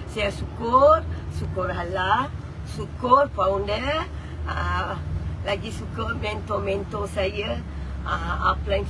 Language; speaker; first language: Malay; non-native, local second language; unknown